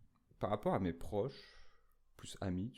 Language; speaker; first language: French; native; French